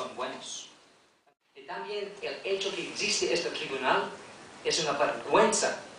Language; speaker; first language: Spanish; non-native, learner; English